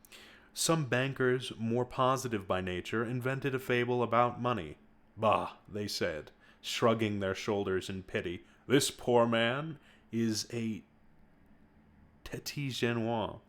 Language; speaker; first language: English; native; English